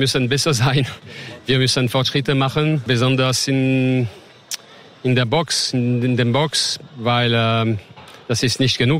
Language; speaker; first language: German; non-native, learner; French